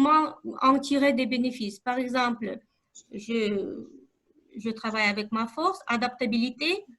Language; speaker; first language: French; non-native, fluent; Russian